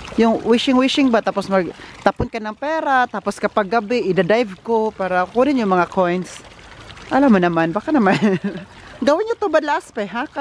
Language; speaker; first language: Filipino; non-native, local second language; Cebuano